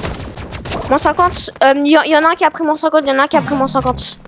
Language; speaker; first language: French; native; French